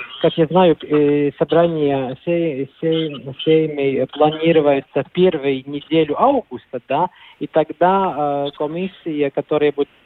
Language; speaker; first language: Russian; non-native, local second language; Latvian